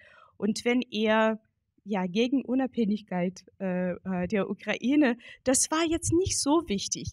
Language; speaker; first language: German; non-native, fluent; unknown